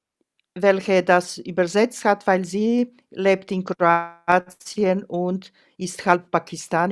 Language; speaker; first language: German; non-native, fluent; Croatian